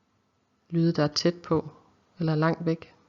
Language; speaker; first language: Danish; native; Danish